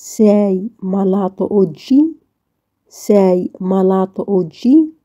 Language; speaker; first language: Italian; non-native, fluent; Arabic